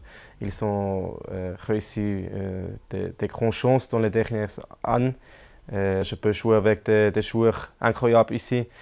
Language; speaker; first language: French; non-native, local second language; German